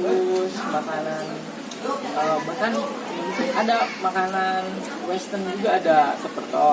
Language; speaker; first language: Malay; non-native, local second language; Sundanese